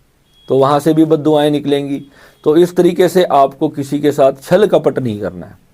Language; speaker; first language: Hindi; native; Hindi